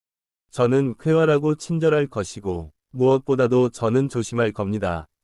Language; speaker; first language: Korean; non-native, learner; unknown